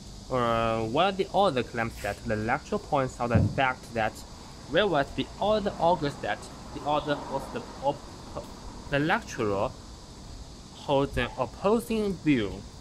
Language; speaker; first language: English; non-native, fluent; Chinese